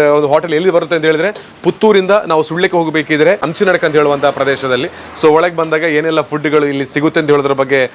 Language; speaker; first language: Kannada; native; Kannada